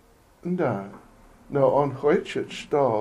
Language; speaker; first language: Russian; non-native, learner; English